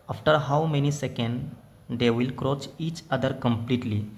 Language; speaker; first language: English; non-native, local second language; Assamese